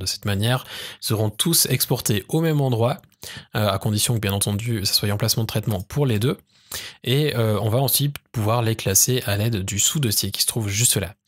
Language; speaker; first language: French; native; French